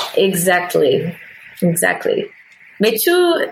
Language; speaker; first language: French; non-native, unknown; English